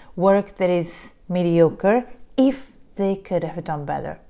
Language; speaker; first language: English; early bilingual, other home language; Polish